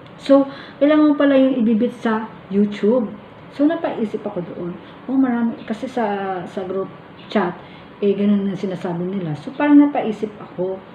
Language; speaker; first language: Filipino; non-native, local second language; Cebuano